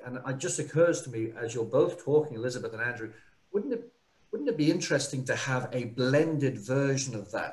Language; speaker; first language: English; native; English